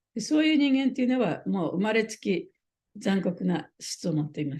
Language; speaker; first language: Japanese; native; Japanese